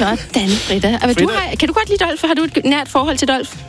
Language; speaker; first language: Danish; native; Danish